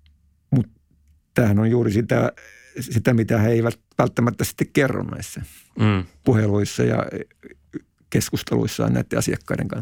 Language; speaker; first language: Finnish; native; Finnish